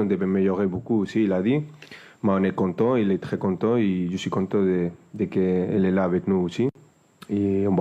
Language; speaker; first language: French; non-native, fluent; Spanish